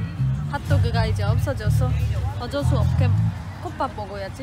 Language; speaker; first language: Korean; non-native, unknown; Polish